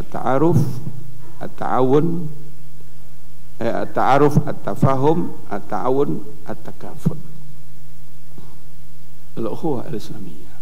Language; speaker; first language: Arabic; non-native, fluent; Indonesian